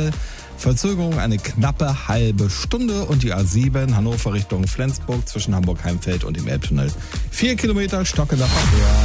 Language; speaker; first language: German; native; German